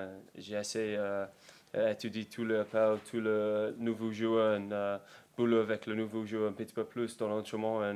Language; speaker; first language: French; non-native, learner; English